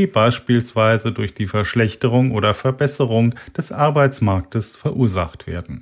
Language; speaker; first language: German; native; German